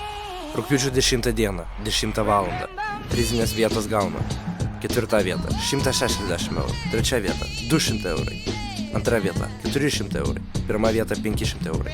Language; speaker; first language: Lithuanian; native; Lithuanian